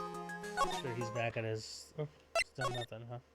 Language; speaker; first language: English; native; English